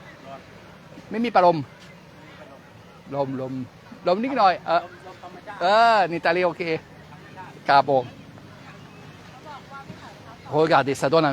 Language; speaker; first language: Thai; non-native, learner; French